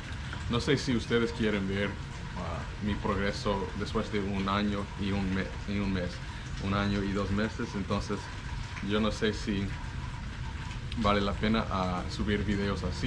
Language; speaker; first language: Spanish; non-native, learner; English